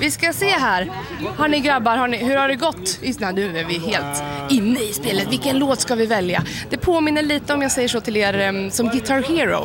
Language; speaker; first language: Swedish; native; Swedish